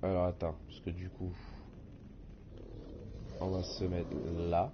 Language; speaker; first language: French; native; French